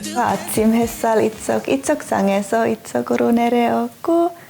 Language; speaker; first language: Korean; non-native, learner; Finnish